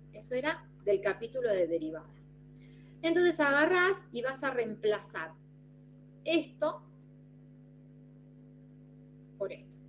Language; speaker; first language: Spanish; native; Spanish